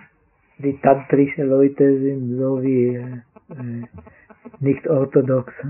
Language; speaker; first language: German; non-native, fluent; Czech